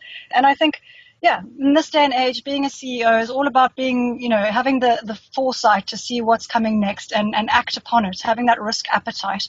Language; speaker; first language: English; native; English